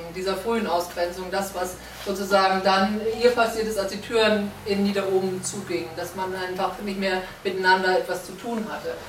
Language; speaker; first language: German; native; German